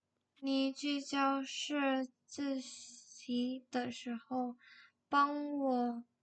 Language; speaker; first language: Chinese; non-native, learner; Indonesian